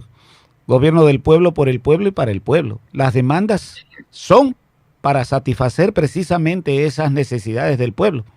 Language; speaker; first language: Spanish; native; Spanish